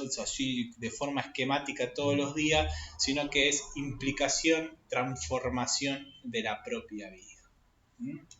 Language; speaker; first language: Spanish; native; Spanish